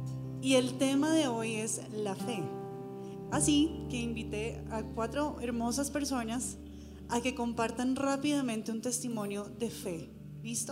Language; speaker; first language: Spanish; native; Spanish